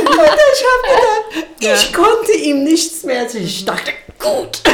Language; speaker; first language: German; non-native, fluent; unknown